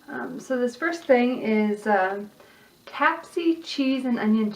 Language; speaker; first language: English; native; English